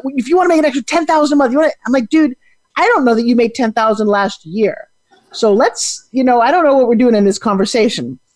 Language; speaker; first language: English; native; English